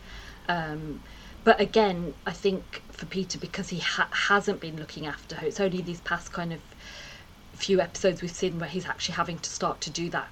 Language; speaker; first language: English; native; English